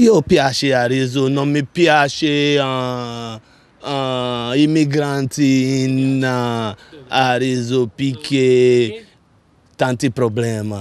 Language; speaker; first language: Italian; non-native, learner; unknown